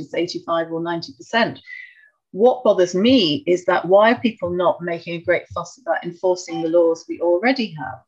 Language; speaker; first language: English; native; English